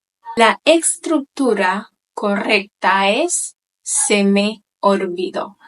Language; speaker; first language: Spanish; non-native, fluent; Haitian Creole